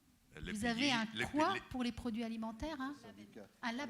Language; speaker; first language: French; native; French